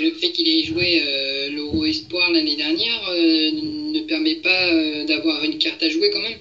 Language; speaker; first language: French; native; French